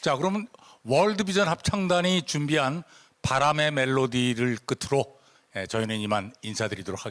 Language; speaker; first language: Korean; native; Korean